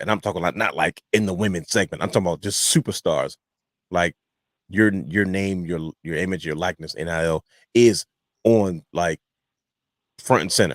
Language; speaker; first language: English; native; English